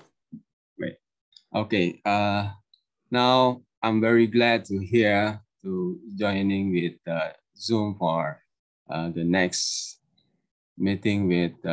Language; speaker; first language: English; non-native, learner; Indonesian